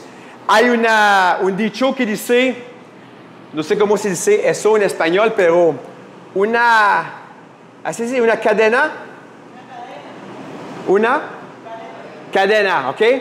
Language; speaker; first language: Spanish; non-native, fluent; French